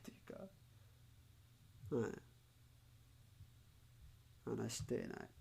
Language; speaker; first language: Japanese; non-native, learner; Spanish